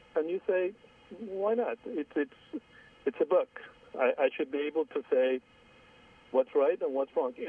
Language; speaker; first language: English; non-native, fluent; Armenian